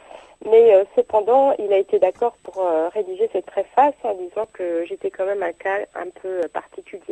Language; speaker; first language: French; native; French